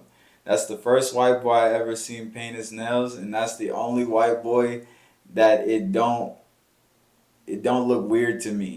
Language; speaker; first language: English; native; English